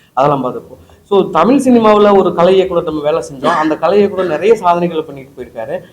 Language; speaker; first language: Tamil; native; Tamil